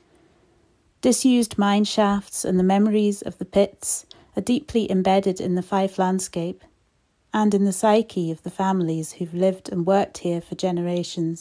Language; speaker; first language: English; native; English